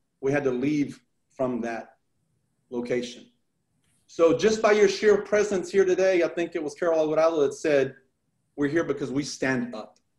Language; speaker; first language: English; early bilingual, other home language; Spanish